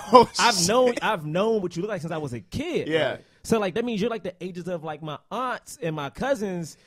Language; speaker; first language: English; native; English